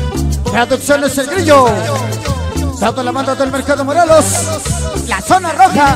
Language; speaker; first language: Spanish; native; Spanish